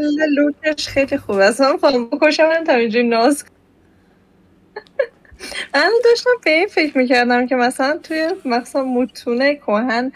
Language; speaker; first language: Persian; native; Persian